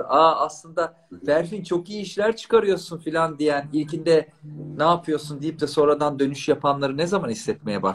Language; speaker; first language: Turkish; native; Turkish